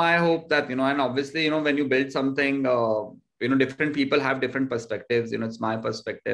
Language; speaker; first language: English; non-native, local second language; Hindi